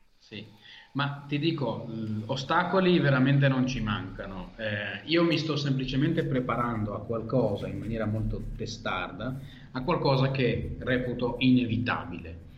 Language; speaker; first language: Italian; non-native, fluent; Hebrew